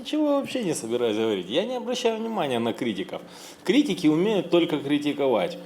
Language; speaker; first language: Russian; native; Russian